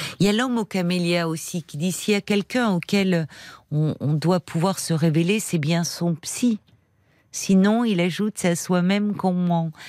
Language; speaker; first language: French; native; French